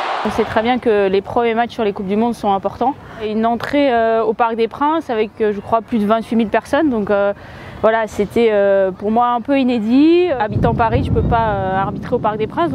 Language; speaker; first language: French; native; French